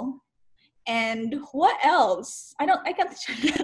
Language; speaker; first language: English; non-native, local second language; Cebuano